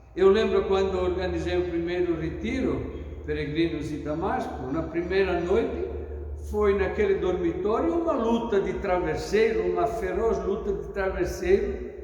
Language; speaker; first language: Portuguese; non-native, fluent; Italian